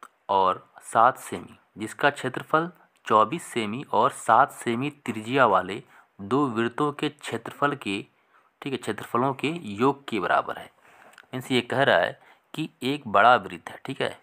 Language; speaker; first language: Hindi; native; Hindi